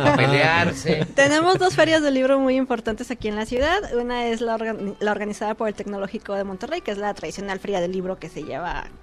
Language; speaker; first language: Spanish; native; Spanish